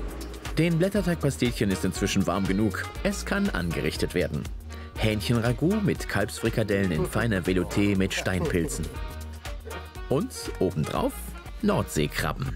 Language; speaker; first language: German; native; German